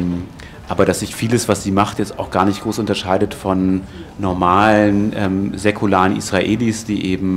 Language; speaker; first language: German; native; German